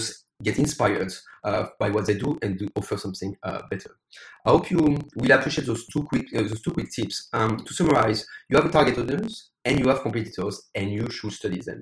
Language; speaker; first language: English; non-native, fluent; French